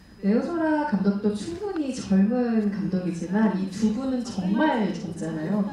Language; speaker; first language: Korean; native; Korean